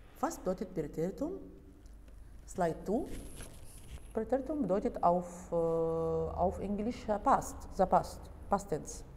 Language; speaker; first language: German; non-native, fluent; Arabic